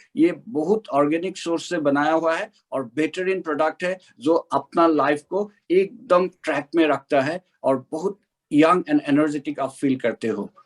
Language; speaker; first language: Hindi; non-native, local second language; Assamese